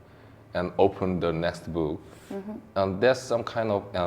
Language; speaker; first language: English; non-native, learner; Korean